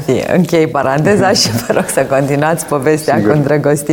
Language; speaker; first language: Romanian; native; Romanian